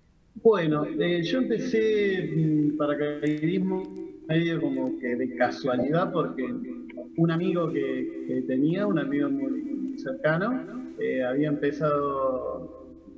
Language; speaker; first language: Spanish; native; Spanish